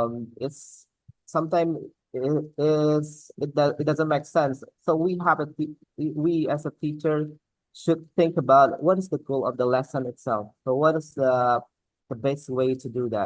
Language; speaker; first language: English; non-native, fluent; Indonesian